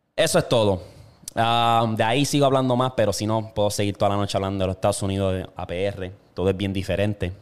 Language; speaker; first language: Spanish; native; Spanish